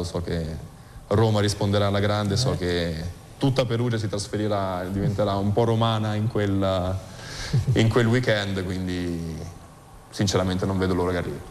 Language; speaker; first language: Italian; native; Italian